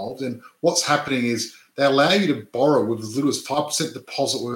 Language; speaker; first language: English; native; English